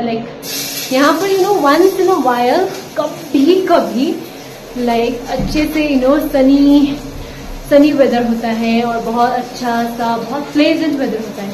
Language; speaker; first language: Hindi; non-native, local second language; Nepali